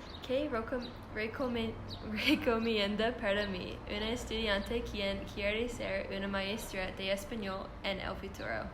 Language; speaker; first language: Spanish; non-native, learner; English